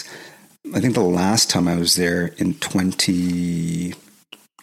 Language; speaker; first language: English; native; English